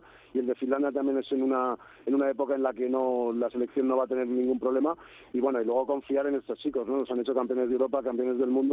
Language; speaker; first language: Spanish; native; Spanish